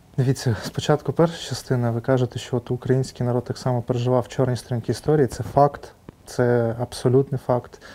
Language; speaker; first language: Ukrainian; non-native, local second language; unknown